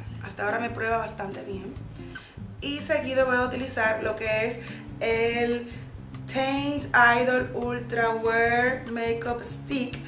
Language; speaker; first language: Spanish; native; Spanish